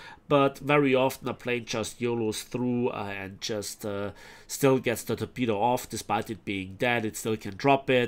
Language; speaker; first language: English; non-native, fluent; German